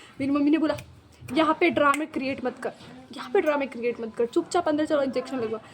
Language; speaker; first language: Hindi; non-native, local second language; Marwari